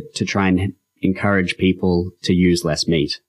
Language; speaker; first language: English; native; English